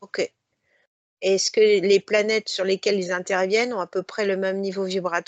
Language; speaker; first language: French; native; French